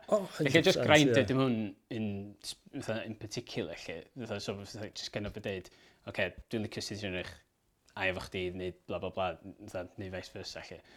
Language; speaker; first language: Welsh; native; Welsh